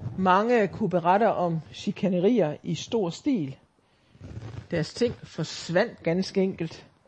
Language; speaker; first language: Danish; native; Danish